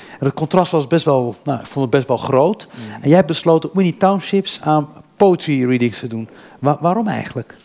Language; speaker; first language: Dutch; early bilingual, other home language; Berber languages